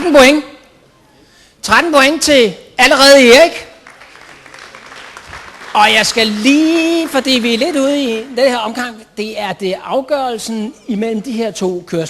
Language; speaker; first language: Danish; native; Danish